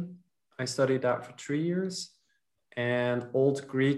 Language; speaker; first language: English; non-native, fluent; Dutch